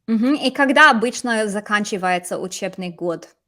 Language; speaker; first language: Russian; non-native, fluent; English